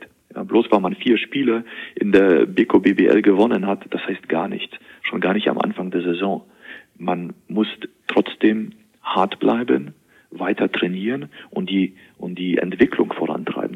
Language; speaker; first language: German; native; German